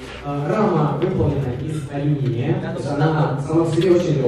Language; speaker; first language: Russian; native; Russian